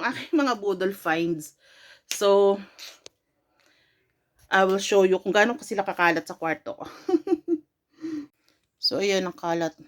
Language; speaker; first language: Filipino; native; Filipino